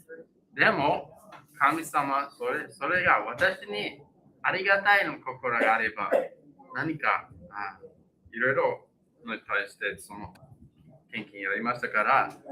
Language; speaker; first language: Japanese; non-native, fluent; English